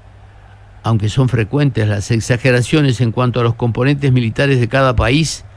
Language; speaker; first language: Spanish; native; Spanish